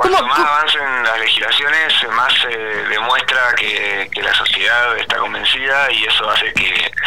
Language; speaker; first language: Spanish; native; Spanish